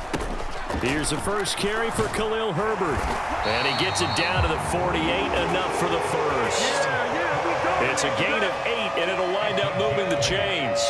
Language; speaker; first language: English; native; English